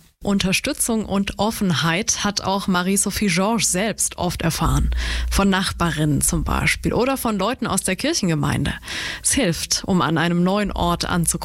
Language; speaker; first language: German; native; German